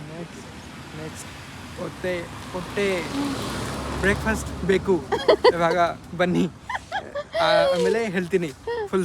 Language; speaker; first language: Kannada; non-native, learner; Hindi